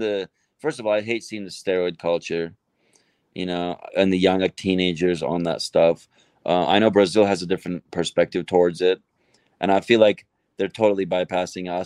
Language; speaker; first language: English; non-native, fluent; Turkish